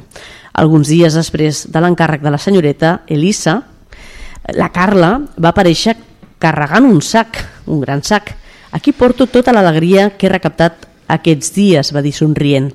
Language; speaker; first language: Catalan; native; Catalan